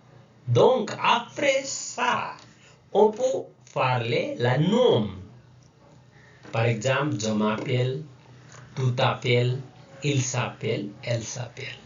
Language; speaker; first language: French; non-native, learner; Nepali